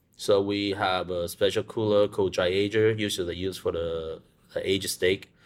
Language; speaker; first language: English; non-native, learner; Chinese